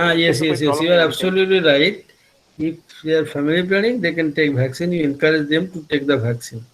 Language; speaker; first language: English; non-native, local second language; Bangla